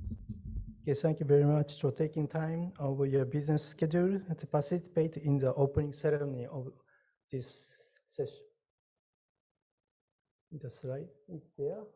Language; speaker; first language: English; non-native, learner; Japanese